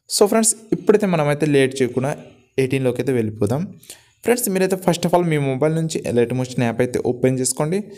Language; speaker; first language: Telugu; non-native, local second language; Gondi